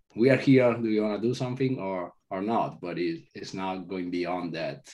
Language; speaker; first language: English; non-native, fluent; Italian